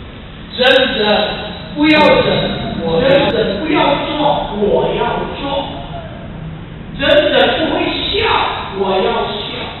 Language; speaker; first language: Chinese; early bilingual, heritage; Chinese